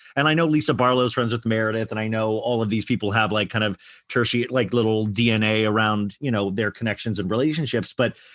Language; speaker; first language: English; native; English